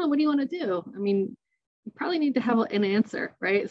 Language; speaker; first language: English; native; English